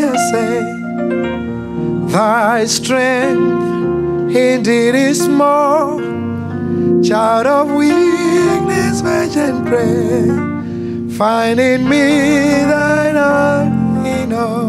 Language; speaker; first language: English; non-native, local second language; Ganda